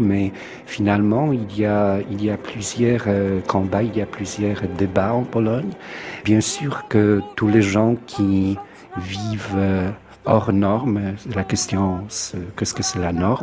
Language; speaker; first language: French; non-native, fluent; Polish